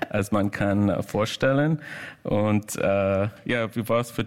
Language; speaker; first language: German; non-native, fluent; English